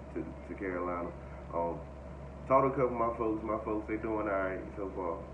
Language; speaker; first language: English; native; English